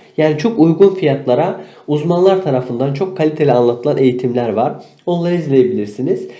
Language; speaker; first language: Turkish; native; Turkish